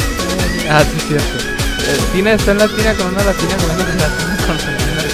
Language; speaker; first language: Spanish; native; Spanish